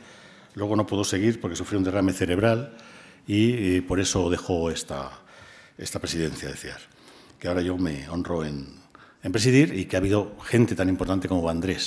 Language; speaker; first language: Spanish; native; Spanish